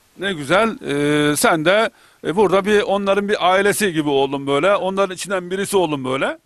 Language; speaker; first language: Turkish; native; Turkish